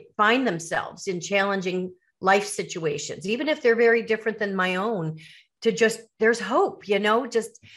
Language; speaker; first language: English; native; English